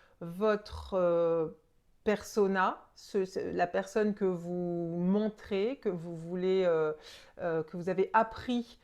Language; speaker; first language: French; native; French